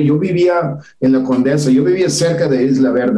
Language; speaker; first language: Spanish; non-native, fluent; English